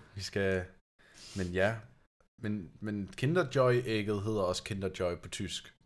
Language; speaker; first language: Danish; non-native, fluent; German